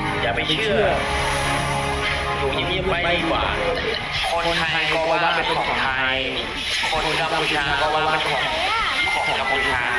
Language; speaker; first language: Thai; non-native, fluent; Khmer